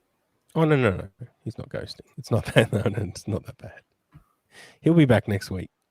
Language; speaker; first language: English; native; English